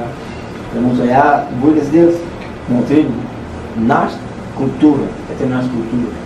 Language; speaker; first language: Russian; non-native, learner; Spanish